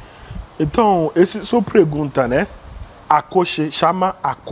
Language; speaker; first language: Portuguese; non-native, learner; Yoruba